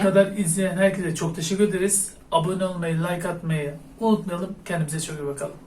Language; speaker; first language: Turkish; native; Turkish